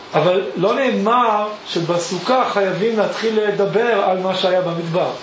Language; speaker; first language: Hebrew; early bilingual, other home language; English